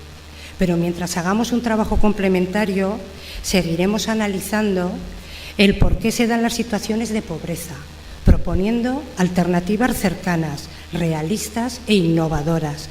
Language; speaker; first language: Spanish; native; Spanish